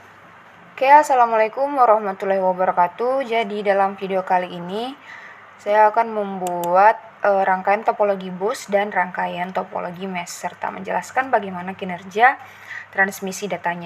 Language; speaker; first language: Indonesian; native; Indonesian